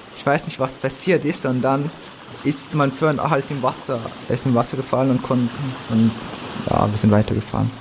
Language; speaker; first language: German; non-native, fluent; Persian